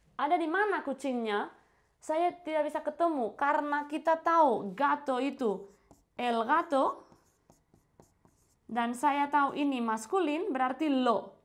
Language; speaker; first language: Indonesian; non-native, fluent; Spanish